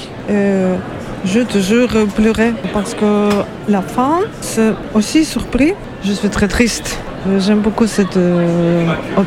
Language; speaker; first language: French; non-native, learner; Ukrainian